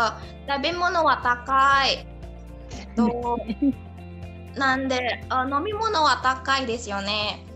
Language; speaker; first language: Japanese; non-native, learner; Indonesian